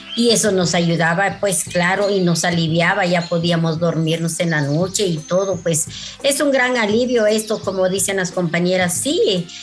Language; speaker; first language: Spanish; non-native, local second language; Kʼicheʼ